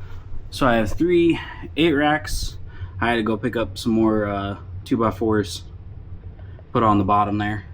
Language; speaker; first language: English; native; English